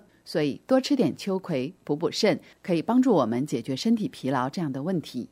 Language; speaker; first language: Chinese; native; Chinese